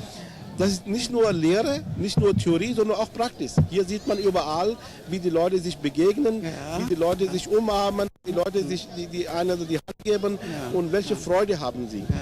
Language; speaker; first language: German; non-native, fluent; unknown